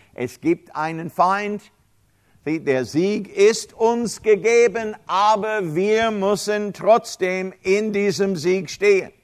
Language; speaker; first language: German; non-native, fluent; English